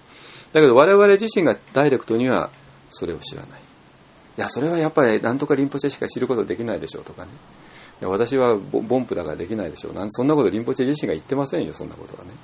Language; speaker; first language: Japanese; native; Japanese